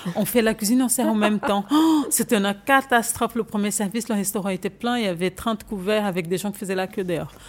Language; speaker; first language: French; non-native, fluent; Portuguese